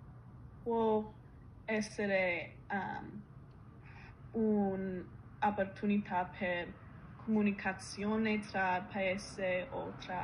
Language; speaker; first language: Italian; non-native, learner; English